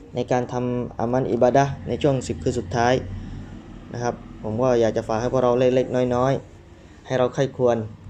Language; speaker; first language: Thai; non-native, local second language; Malay